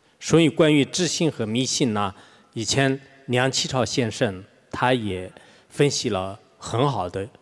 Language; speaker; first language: Chinese; non-native, local second language; Tibetan